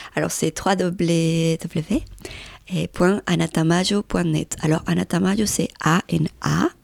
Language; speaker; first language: French; non-native, fluent; Spanish